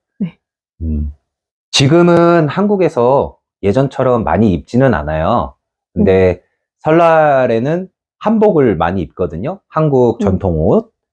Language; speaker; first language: Korean; native; Korean